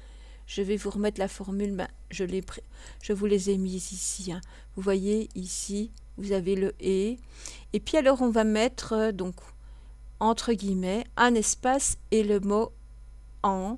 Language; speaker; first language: French; native; French